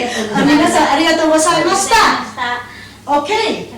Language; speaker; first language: Japanese; non-native, learner; Filipino